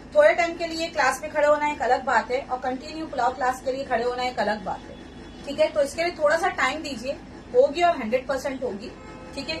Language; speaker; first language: Hindi; native; Hindi